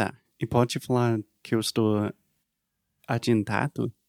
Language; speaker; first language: Portuguese; non-native, learner; English